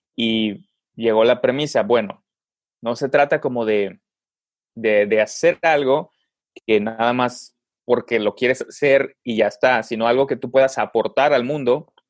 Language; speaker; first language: Spanish; native; Spanish